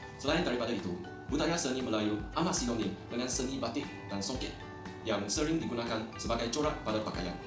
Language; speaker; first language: Malay; non-native, local second language; Chinese